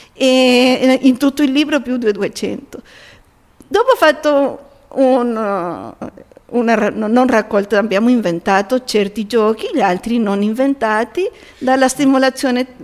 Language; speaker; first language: Italian; early bilingual, heritage; Spanish